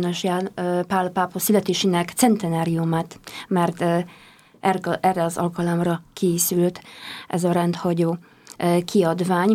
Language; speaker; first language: Hungarian; non-native, fluent; Polish